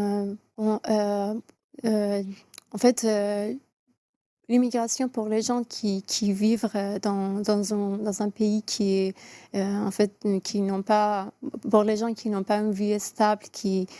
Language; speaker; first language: French; non-native, fluent; Persian